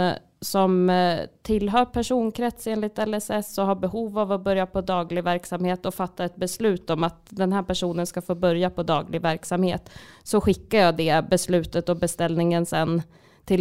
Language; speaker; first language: Swedish; native; Swedish